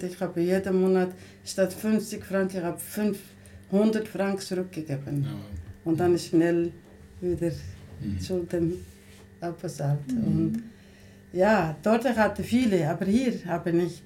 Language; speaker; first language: German; non-native, learner; Somali